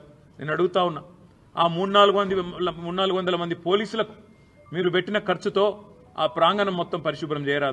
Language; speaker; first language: Telugu; native; Telugu